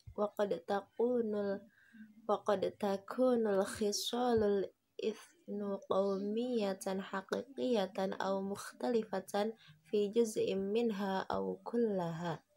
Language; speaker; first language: Arabic; non-native, learner; Indonesian